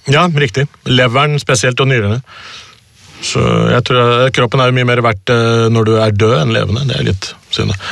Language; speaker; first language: Norwegian; early bilingual, other home language; Urdu